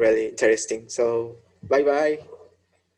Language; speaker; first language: English; non-native, learner; Spanish